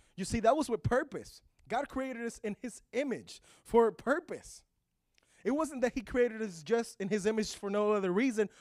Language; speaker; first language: English; early bilingual, other home language; Spanish